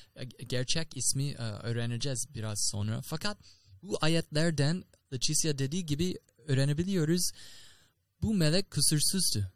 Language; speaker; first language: Turkish; non-native, learner; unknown